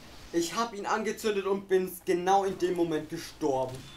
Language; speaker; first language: German; native; German